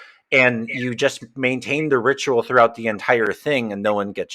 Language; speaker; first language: English; native; English